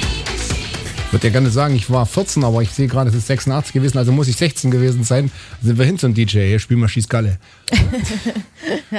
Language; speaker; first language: German; native; German